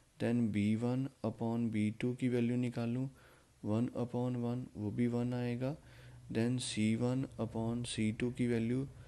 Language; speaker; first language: Hindi; non-native, local second language; Punjabi